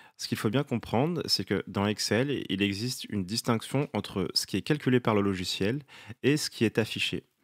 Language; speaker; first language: French; native; French